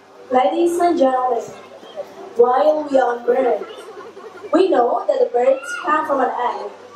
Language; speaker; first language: English; non-native, fluent; Indonesian